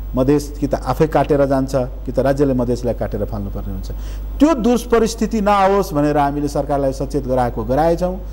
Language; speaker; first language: Nepali; non-native, local second language; Maithili